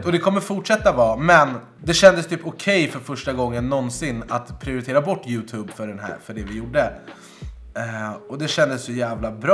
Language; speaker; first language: Swedish; native; Swedish